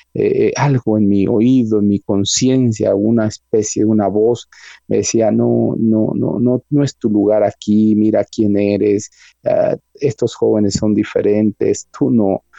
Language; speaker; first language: Spanish; native; Spanish